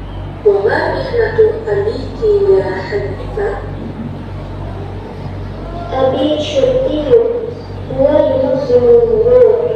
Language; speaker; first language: Arabic; non-native, learner; Indonesian